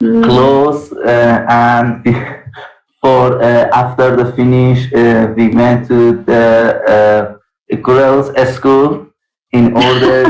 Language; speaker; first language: English; non-native, learner; Persian